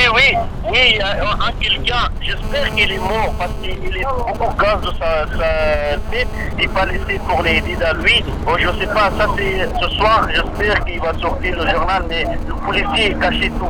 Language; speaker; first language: French; non-native, learner; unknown